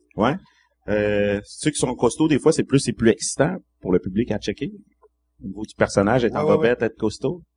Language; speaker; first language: French; native; French